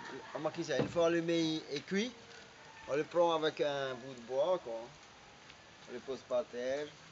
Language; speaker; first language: French; non-native, local second language; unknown